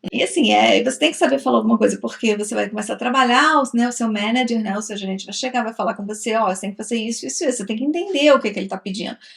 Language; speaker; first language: Portuguese; native; Portuguese